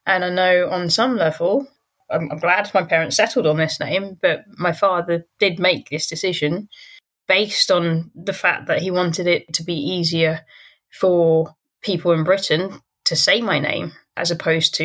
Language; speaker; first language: English; native; English